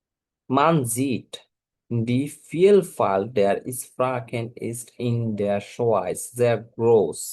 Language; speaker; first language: German; non-native, fluent; Bangla